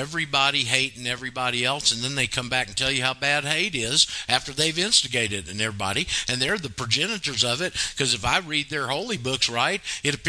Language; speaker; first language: English; native; English